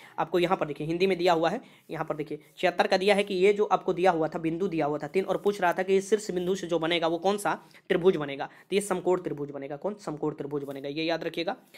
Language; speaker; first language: Hindi; native; Hindi